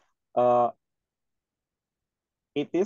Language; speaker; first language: English; non-native, learner; Indonesian